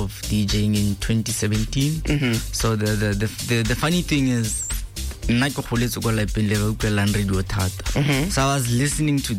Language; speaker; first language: English; non-native, local second language; Tswana